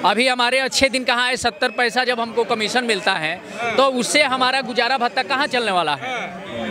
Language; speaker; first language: Hindi; native; Hindi